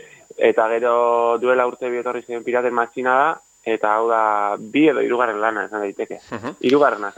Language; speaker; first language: Basque; native; Basque